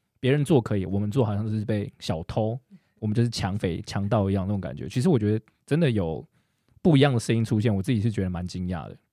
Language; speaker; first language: Chinese; native; Chinese